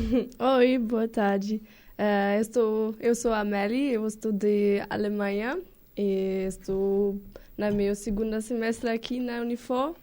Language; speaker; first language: Portuguese; non-native, learner; German